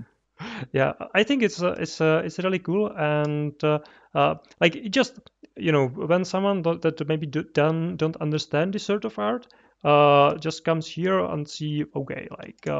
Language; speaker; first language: English; non-native, fluent; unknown